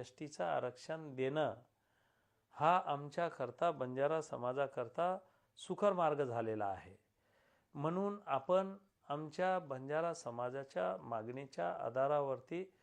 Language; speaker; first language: Marathi; non-native, local second language; Lambadi